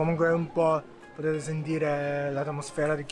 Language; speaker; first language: Italian; non-native, learner; Japanese